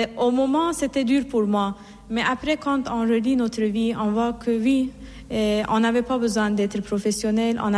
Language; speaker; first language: French; non-native, fluent; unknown